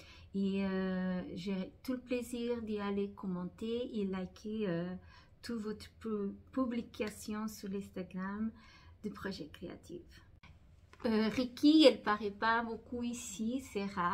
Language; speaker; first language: French; non-native, fluent; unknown